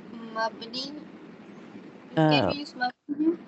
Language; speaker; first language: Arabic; non-native, learner; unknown